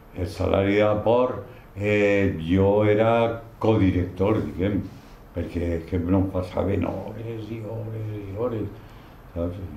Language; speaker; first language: Catalan; non-native, local second language; Spanish